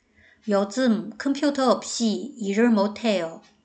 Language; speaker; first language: Korean; non-native, fluent; Chinese